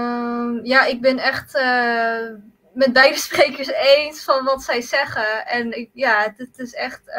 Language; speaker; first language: Dutch; early bilingual, other home language; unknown